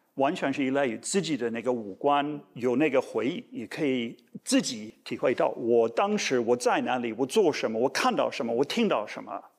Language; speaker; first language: Chinese; non-native, fluent; English